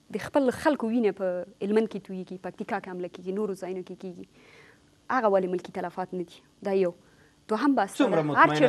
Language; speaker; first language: Pashto; non-native, local second language; Persian